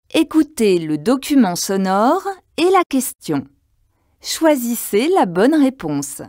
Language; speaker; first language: French; native; French